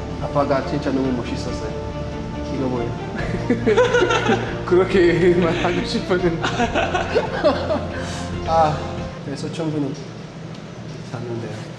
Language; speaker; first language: Korean; non-native, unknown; English